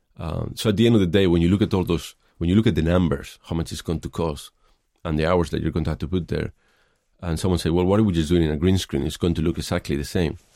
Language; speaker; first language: English; non-native, fluent; Spanish